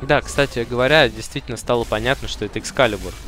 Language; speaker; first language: Russian; native; Russian